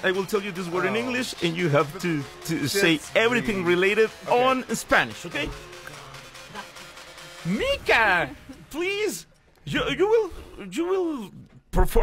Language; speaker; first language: English; non-native, fluent; Spanish